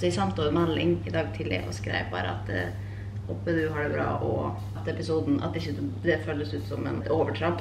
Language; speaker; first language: Norwegian; native; Norwegian